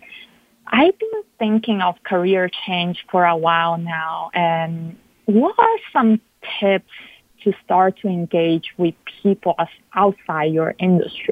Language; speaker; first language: English; non-native, fluent; Italian